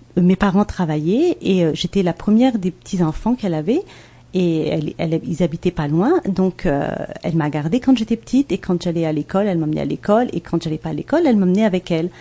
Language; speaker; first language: French; non-native, local second language; Malagasy